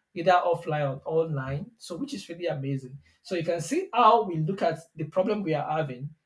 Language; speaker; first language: English; non-native, local second language; Yoruba